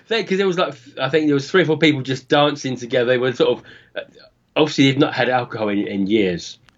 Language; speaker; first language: English; native; English